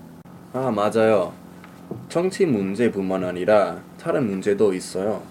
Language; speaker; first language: Korean; non-native, learner; English